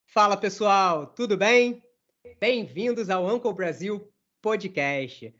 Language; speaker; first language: Portuguese; native; Portuguese